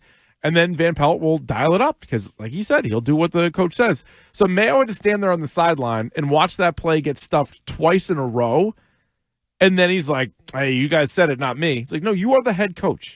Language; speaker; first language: English; native; English